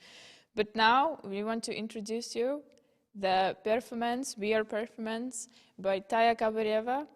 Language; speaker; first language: English; non-native, fluent; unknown